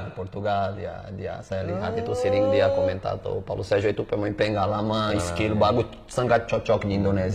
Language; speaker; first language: Indonesian; non-native, fluent; Portuguese